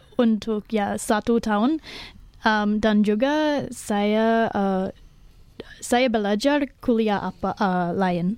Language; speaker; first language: Indonesian; non-native, learner; English